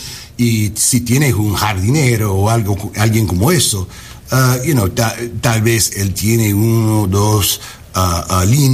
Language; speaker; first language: Spanish; non-native, learner; English